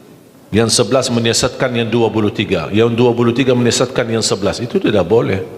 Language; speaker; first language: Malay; non-native, fluent; Arabic